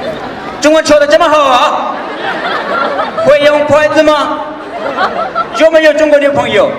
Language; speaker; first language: Chinese; non-native, learner; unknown